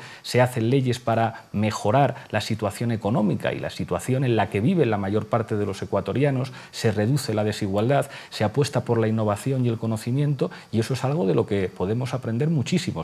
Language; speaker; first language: Spanish; native; Spanish